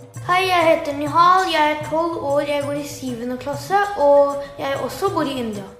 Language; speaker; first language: Norwegian; early bilingual, heritage; Norwegian